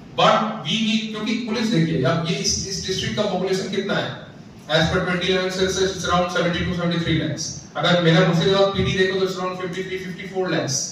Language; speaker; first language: Hindi; native; Hindi